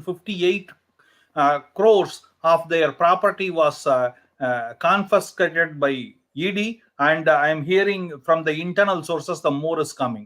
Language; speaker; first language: English; non-native, local second language; Hindi